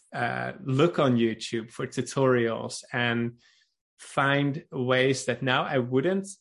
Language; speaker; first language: English; non-native, fluent; Dutch